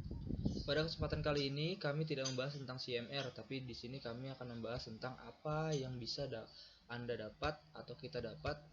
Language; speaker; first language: Indonesian; native; Indonesian